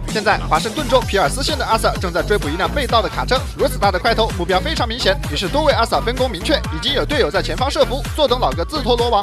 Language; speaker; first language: Chinese; native; Chinese